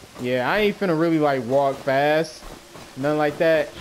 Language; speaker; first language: English; native; English